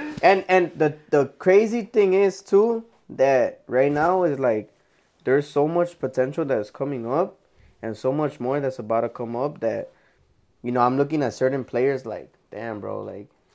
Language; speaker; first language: English; early bilingual, other home language; Spanish